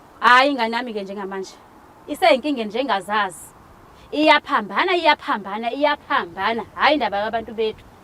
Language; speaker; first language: Zulu; native; Zulu